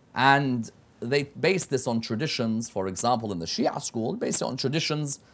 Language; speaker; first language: English; native; English